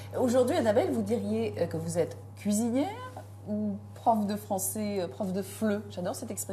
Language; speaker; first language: French; native; French